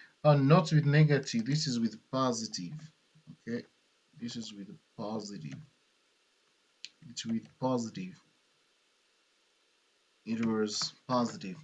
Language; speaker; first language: English; non-native, fluent; Swahili